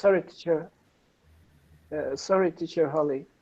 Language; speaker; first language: English; non-native, learner; Persian